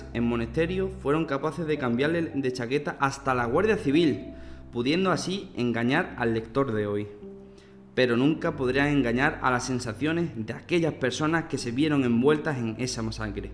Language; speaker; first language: Spanish; native; Spanish